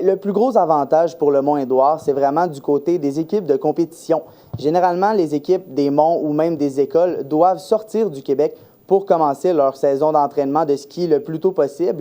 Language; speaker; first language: French; native; French